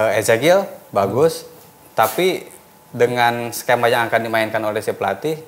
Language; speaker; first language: Indonesian; native; Indonesian